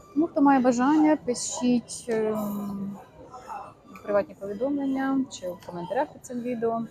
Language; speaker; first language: Ukrainian; non-native, local second language; Russian